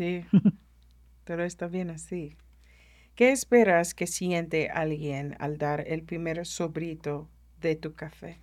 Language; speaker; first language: Spanish; early bilingual, heritage; Spanish